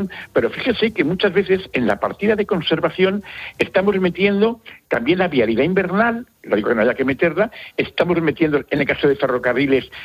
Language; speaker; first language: Spanish; native; Spanish